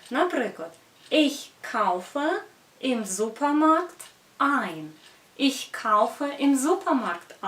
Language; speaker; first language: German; non-native, fluent; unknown